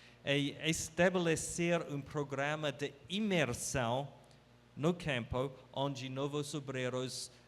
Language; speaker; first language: Portuguese; non-native, fluent; English